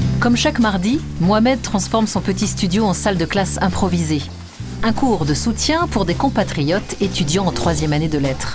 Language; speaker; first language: French; native; French